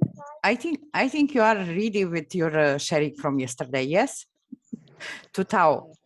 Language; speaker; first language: English; non-native, fluent; Romanian